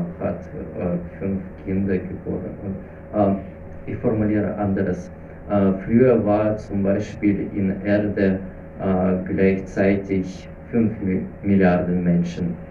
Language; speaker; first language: German; non-native, learner; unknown